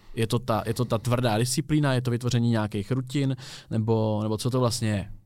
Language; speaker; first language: Czech; native; Czech